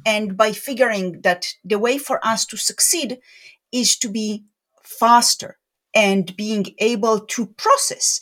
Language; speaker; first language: English; non-native, fluent; Hebrew